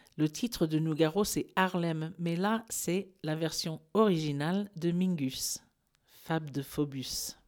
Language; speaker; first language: French; non-native, fluent; English